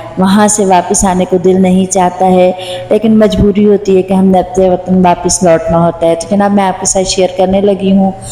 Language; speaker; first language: Urdu; non-native, local second language; Punjabi